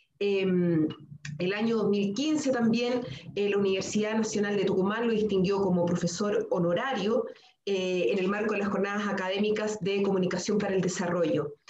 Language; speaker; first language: Spanish; native; Spanish